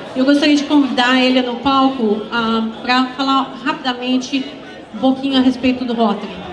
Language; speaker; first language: Portuguese; native; Portuguese